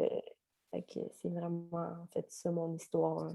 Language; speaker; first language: French; native; French